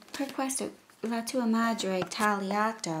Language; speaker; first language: Italian; non-native, learner; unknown